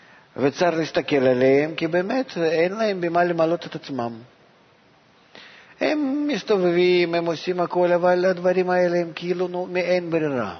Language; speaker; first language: Hebrew; non-native, fluent; Russian